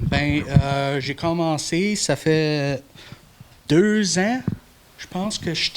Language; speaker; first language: French; non-native, local second language; English